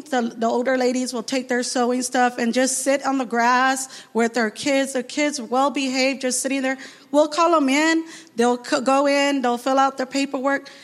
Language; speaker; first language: English; early bilingual, other home language; Spanish